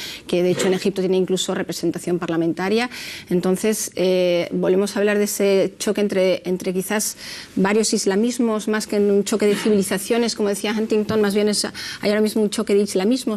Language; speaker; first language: Spanish; native; Spanish